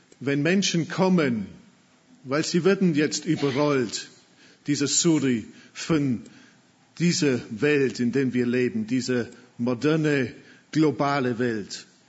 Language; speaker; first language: German; non-native, fluent; English